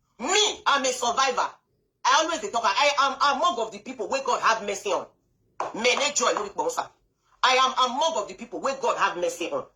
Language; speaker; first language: Nigerian Pidgin; non-native, local second language; Bini